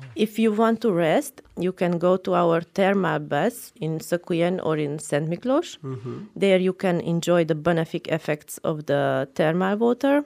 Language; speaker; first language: English; non-native, learner; Romanian